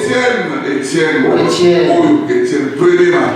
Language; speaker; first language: French; non-native, local second language; Lingala